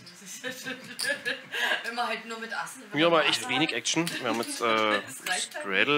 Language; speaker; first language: German; native; German